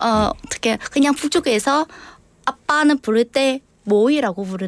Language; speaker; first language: Korean; non-native, learner; Vietnamese